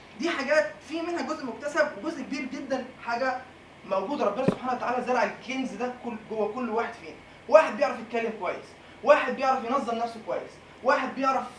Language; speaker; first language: Arabic; native; Arabic